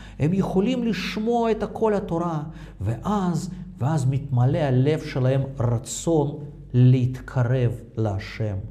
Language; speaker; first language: Hebrew; non-native, fluent; Russian